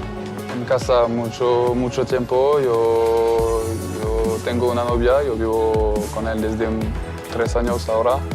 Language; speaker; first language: Spanish; non-native, fluent; French